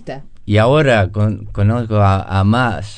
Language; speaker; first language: Spanish; non-native, learner; English